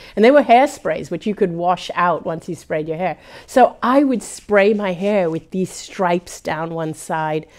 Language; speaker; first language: English; early bilingual, other home language; Hindi